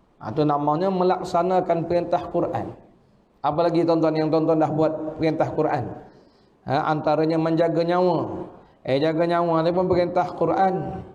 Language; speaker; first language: Malay; native; Malay